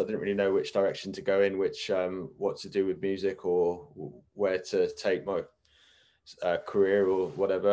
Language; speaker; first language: English; native; English